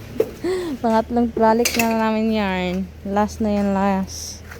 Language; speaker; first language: Filipino; non-native, local second language; Cebuano